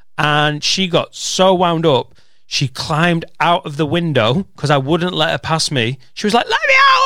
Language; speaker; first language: English; native; English